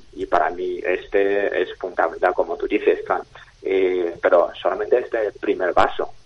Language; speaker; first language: Spanish; non-native, fluent; Chinese